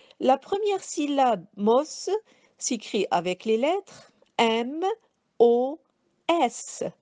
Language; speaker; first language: French; non-native, local second language; Arabic